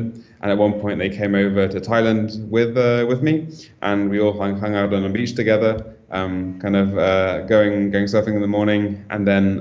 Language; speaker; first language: English; native; English